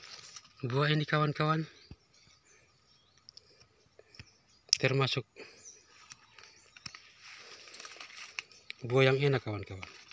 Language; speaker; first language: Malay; non-native, local second language; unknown